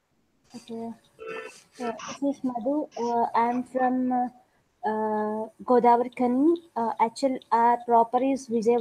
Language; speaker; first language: English; non-native, local second language; Telugu